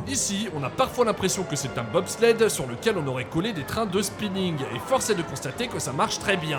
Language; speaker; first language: French; native; French